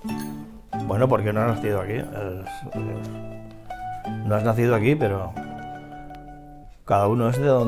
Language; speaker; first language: Spanish; native; Spanish